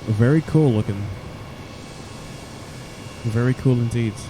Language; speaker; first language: English; native; English